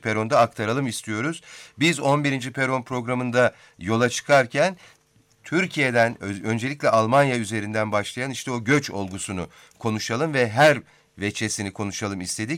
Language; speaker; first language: Turkish; native; Turkish